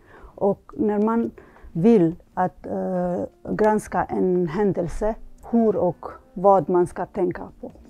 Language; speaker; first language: Swedish; non-native, learner; Albanian